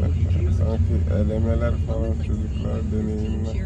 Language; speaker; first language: Turkish; non-native, fluent; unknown